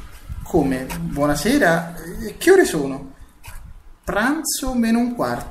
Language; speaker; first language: Italian; native; Italian